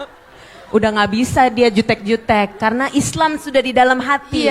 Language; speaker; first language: Indonesian; native; Indonesian